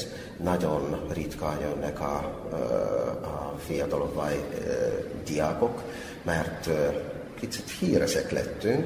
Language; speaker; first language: Hungarian; non-native, fluent; Finnish